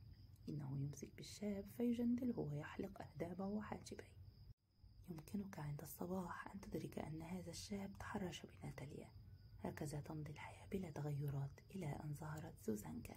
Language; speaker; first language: Arabic; native; Arabic